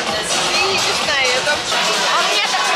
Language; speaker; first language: Russian; native; Russian